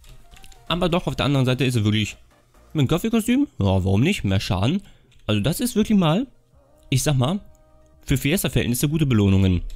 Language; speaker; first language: German; native; German